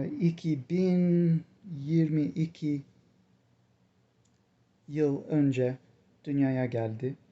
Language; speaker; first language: Turkish; non-native, fluent; English